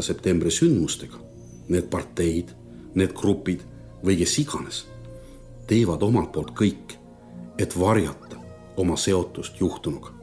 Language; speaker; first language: Estonian; native; Estonian